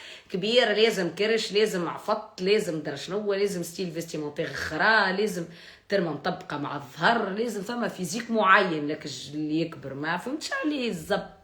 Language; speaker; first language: Arabic; native; Arabic